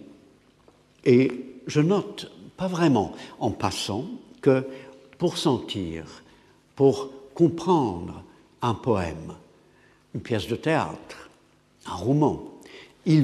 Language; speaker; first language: French; non-native, fluent; English